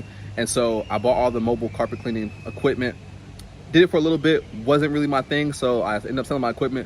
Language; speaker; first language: English; native; English